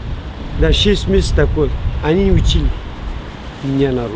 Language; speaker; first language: Russian; non-native, learner; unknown